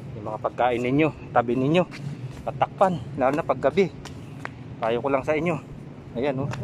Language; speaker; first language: Filipino; non-native, local second language; Pampanga